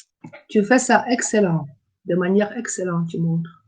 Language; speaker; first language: French; non-native, learner; Ukrainian